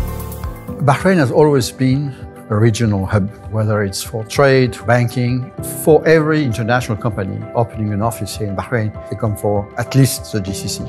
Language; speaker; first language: English; non-native, fluent; French